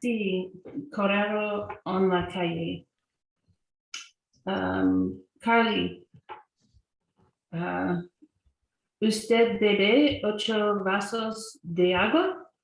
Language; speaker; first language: Spanish; non-native, learner; English